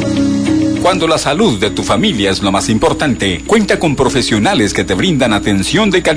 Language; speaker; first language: Spanish; native; Spanish